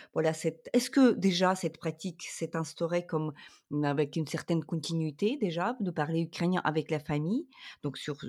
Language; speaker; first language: French; non-native, fluent; Ukrainian